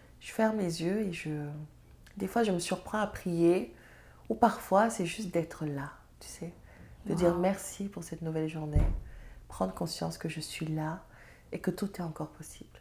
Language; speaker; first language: French; non-native, local second language; Serer